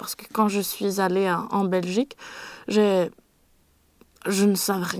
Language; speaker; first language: French; non-native, learner; Swedish